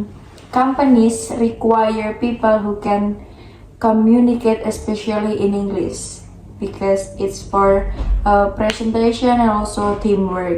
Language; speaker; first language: English; non-native, learner; Indonesian